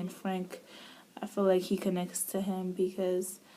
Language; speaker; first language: English; native; English